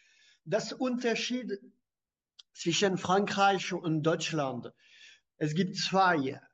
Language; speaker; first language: German; non-native, fluent; French